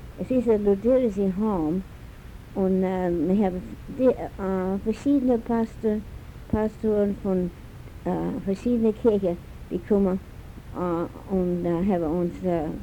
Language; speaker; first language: German; early bilingual, heritage; German